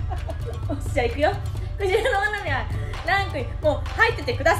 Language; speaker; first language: Japanese; native; Japanese